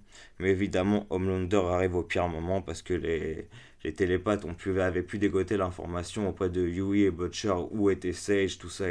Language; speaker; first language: French; native; French